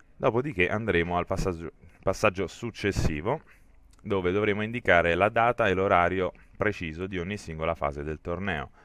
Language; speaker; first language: Italian; native; Italian